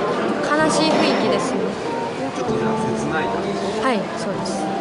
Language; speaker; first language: Japanese; non-native, fluent; Korean